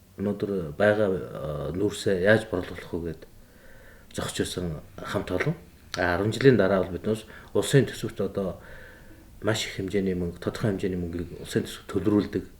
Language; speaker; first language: Mongolian; native; Mongolian